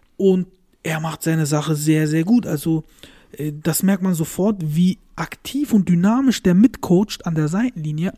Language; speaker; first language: German; early bilingual, other home language; Turkish